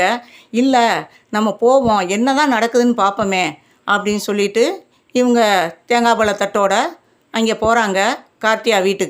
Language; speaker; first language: Tamil; native; Tamil